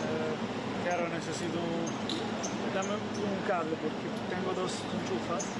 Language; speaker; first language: Spanish; non-native, fluent; Italian